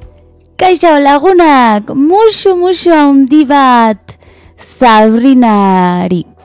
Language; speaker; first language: Basque; non-native, learner; Spanish